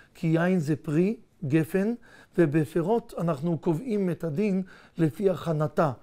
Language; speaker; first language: Hebrew; native; Hebrew